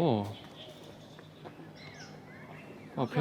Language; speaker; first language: Chinese; non-native, learner; French